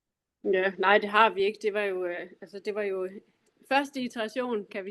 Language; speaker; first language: Danish; native; Danish